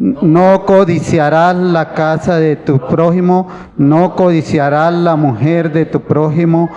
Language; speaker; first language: Spanish; native; Spanish